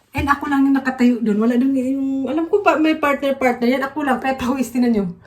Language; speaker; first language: Filipino; native; Filipino